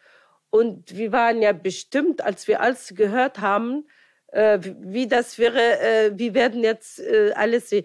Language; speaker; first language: German; non-native, fluent; Arabic